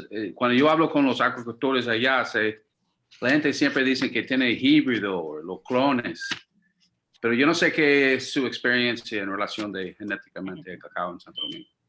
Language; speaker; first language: Spanish; non-native, fluent; English